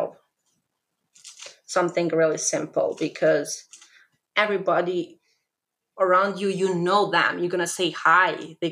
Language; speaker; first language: English; non-native, fluent; Albanian